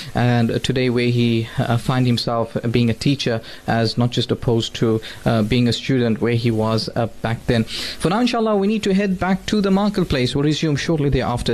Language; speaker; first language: English; native; English